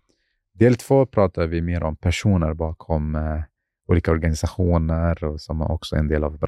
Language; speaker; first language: Swedish; non-native, fluent; Arabic